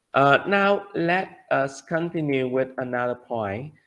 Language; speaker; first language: English; non-native, fluent; Vietnamese